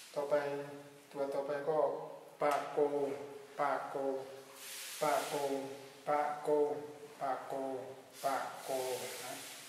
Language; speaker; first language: Thai; non-native, fluent; Burmese